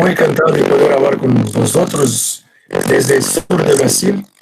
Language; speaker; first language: Spanish; non-native, fluent; Portuguese